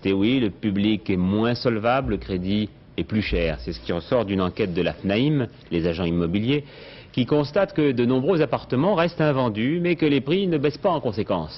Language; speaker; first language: French; native; French